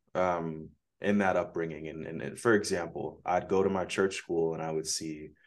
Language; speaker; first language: English; native; English